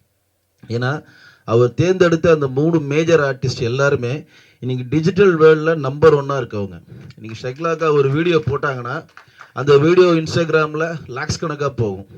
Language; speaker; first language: Tamil; native; Tamil